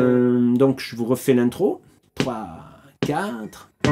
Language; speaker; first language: French; native; French